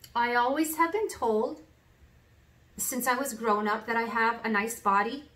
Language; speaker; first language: English; native; English